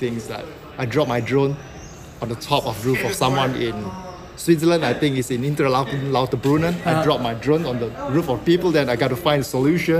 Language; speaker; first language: English; non-native, local second language; Chinese